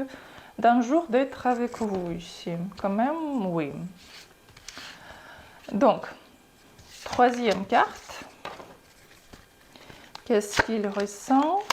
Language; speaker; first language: French; non-native, fluent; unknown